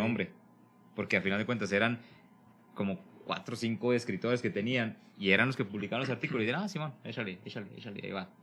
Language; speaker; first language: Spanish; native; Spanish